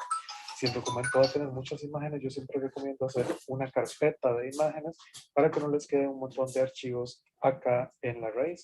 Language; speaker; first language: Spanish; native; Spanish